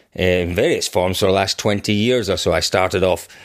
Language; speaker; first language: English; native; English